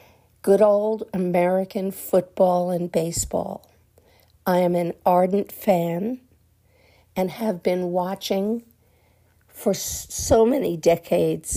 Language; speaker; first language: English; native; English